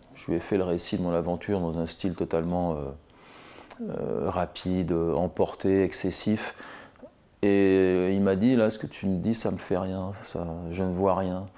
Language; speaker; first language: French; native; French